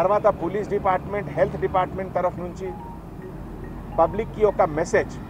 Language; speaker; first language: Telugu; non-native, local second language; Hindi